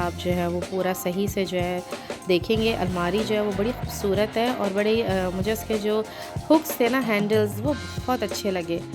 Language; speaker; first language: Urdu; native; Urdu